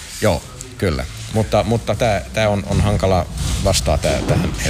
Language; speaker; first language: Finnish; non-native, local second language; Swedish